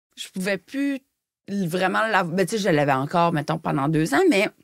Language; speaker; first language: French; native; French